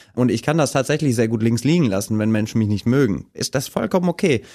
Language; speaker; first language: German; native; German